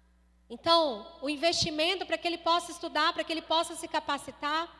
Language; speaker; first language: Portuguese; native; Portuguese